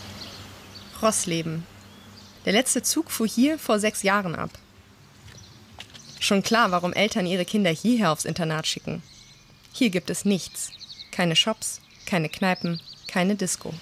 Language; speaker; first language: German; native; German